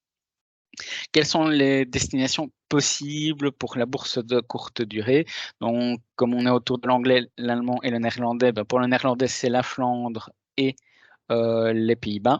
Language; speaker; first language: French; native; French